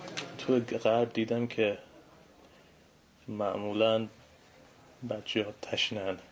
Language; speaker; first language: Persian; non-native, fluent; English